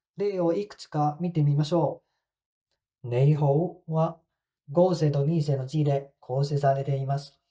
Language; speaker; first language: Japanese; non-native, fluent; Cantonese